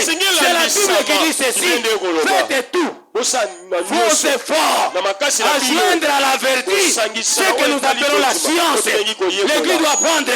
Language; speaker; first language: French; non-native, local second language; Lingala